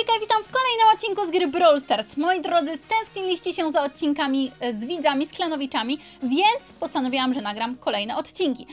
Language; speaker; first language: Polish; native; Polish